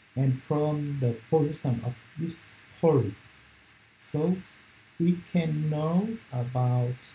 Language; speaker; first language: English; non-native, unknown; Vietnamese